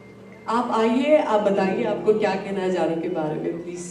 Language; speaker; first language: Hindi; non-native, local second language; Malayalam